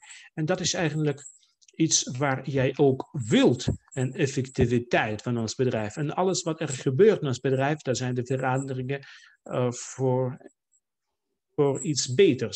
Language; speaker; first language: Dutch; non-native, fluent; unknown